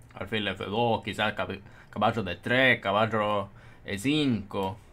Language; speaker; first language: Spanish; non-native, fluent; Norwegian